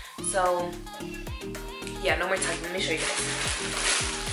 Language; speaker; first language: English; early bilingual, other home language; Spanish